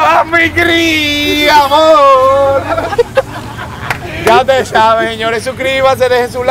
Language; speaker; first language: Spanish; native; Spanish